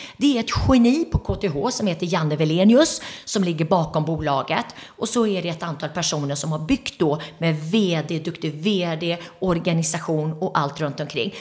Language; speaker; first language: Swedish; early bilingual, other home language; Turoyo